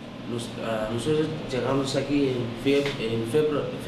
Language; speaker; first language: Spanish; non-native, learner; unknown